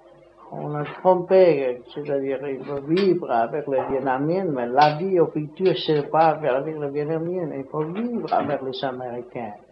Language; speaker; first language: French; non-native, learner; Vietnamese